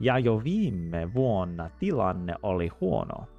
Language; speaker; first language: Finnish; non-native, learner; English